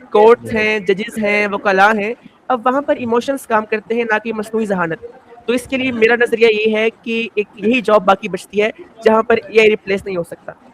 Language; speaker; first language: Urdu; non-native, local second language; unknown